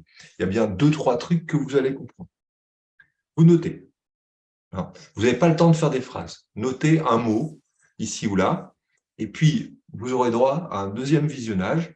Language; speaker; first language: French; native; French